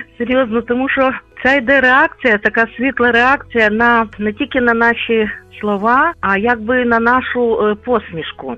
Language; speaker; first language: Ukrainian; native; Ukrainian